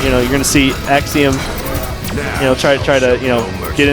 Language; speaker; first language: English; native; English